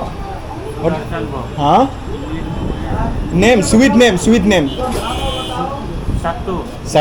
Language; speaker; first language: English; non-native, fluent; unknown